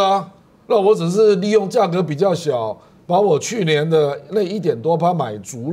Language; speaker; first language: Chinese; native; Chinese